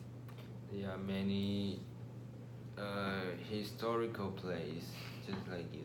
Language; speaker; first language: English; non-native, learner; Chinese